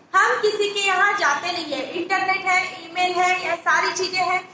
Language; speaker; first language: Hindi; non-native, local second language; Marathi